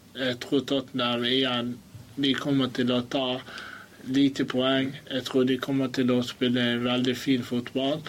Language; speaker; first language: Norwegian; early bilingual, other home language; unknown